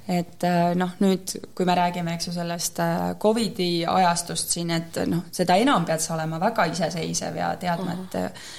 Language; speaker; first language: Estonian; native; Estonian